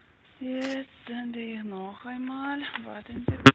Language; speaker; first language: German; non-native, learner; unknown